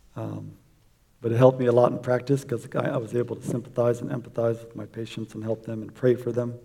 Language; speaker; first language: English; native; English